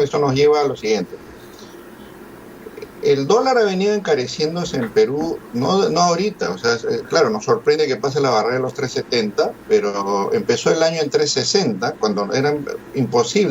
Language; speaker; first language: Spanish; native; Spanish